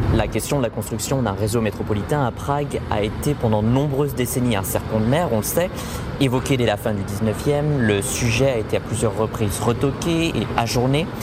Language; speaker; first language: French; native; French